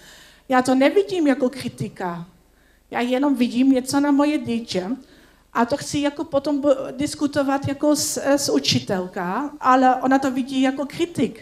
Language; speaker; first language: Czech; non-native, learner; Dutch